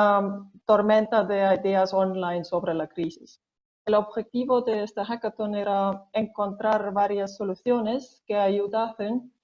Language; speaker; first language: Spanish; non-native, fluent; Estonian